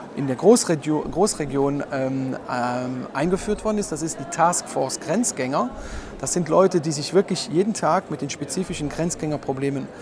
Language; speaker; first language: German; native; German